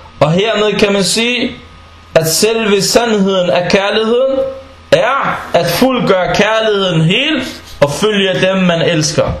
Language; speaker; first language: Danish; non-native, fluent; Arabic